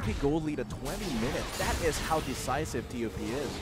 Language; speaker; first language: English; non-native, local second language; Filipino